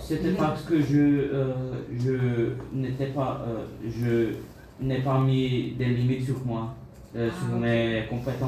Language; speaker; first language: French; non-native, learner; Bulgarian